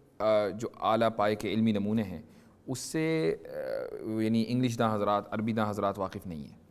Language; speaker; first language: Urdu; native; Urdu